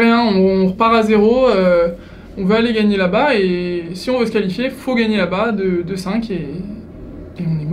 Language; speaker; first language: French; native; French